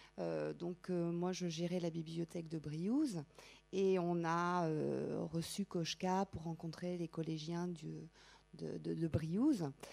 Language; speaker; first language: French; native; French